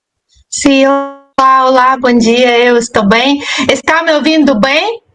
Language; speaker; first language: Portuguese; non-native, fluent; Russian